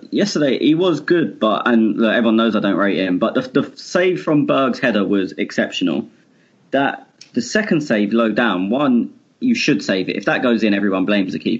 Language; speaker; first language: English; native; English